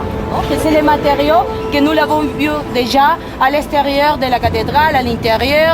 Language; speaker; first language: French; non-native, fluent; Spanish